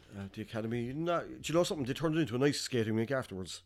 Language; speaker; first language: English; native; English